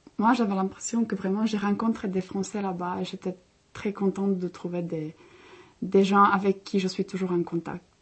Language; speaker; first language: French; non-native, fluent; Czech